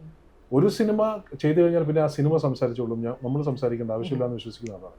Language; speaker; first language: Malayalam; native; Malayalam